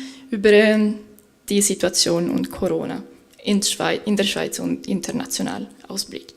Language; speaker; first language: German; non-native, fluent; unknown